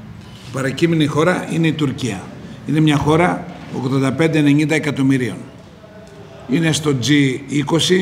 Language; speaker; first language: Greek; native; Greek